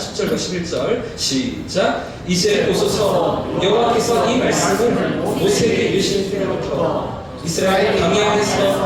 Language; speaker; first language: Korean; native; Korean